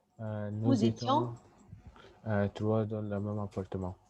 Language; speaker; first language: French; non-native, learner; Arabic